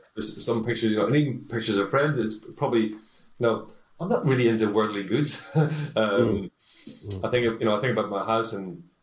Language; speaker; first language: English; native; English